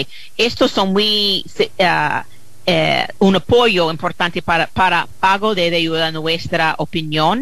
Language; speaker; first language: Spanish; non-native, fluent; English